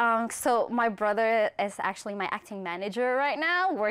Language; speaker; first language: English; non-native, local second language; Filipino